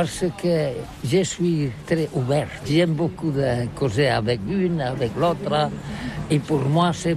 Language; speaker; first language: French; non-native, learner; Catalan